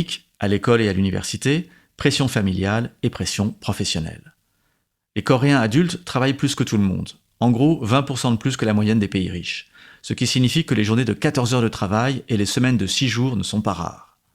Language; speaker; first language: French; native; French